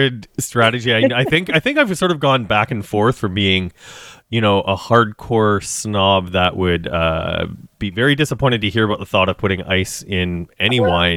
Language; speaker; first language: English; native; English